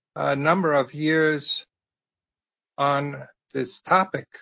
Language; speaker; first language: English; native; English